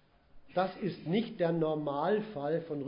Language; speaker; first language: German; native; German